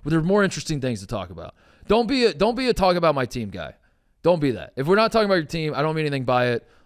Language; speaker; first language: English; native; English